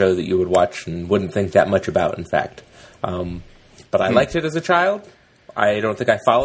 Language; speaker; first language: English; native; English